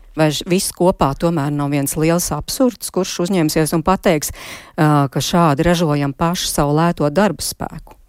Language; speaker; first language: Latvian; native; Latvian